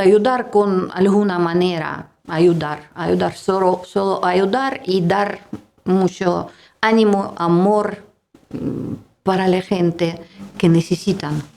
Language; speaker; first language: Spanish; non-native, learner; Russian